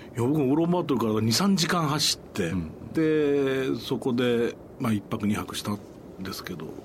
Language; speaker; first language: Japanese; native; Japanese